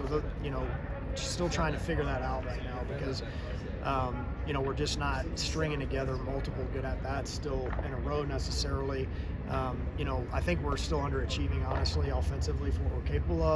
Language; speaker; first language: English; native; English